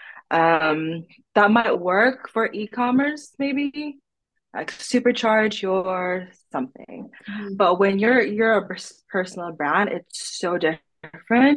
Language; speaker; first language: English; non-native, local second language; Filipino